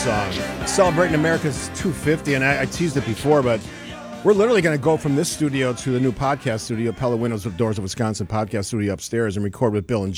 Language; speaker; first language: English; native; English